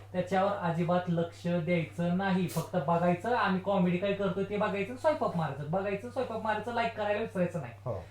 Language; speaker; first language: Marathi; non-native, local second language; Urdu